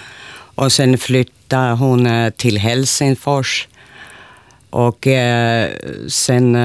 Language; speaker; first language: Swedish; non-native, local second language; Finnish